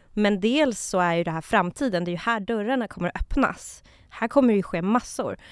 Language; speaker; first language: Swedish; early bilingual, other home language; Kurdish